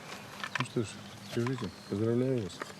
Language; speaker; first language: Russian; native; Russian